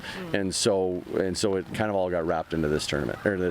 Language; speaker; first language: English; native; English